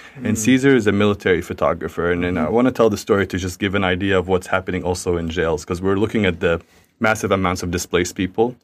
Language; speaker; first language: English; early bilingual, other home language; Arabic